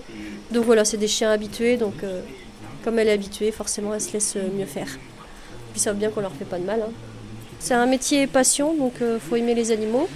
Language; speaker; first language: French; native; French